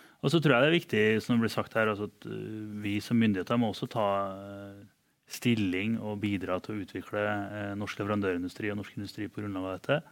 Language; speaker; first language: Norwegian; native; Norwegian